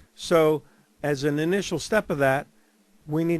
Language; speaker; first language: English; native; English